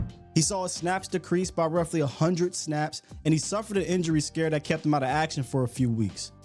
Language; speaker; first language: English; native; English